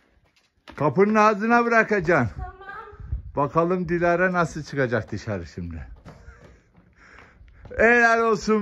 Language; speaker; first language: Turkish; non-native, learner; Korean